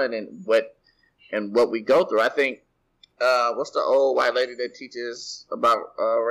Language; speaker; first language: English; native; English